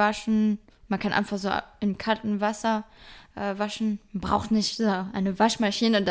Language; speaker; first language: German; non-native, fluent; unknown